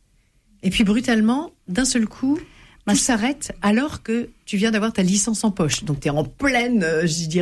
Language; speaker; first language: French; native; French